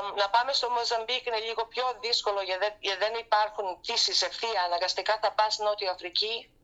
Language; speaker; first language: Greek; early bilingual, heritage; Greek